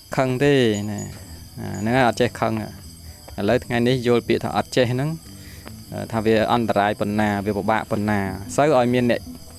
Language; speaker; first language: Khmer; native; Khmer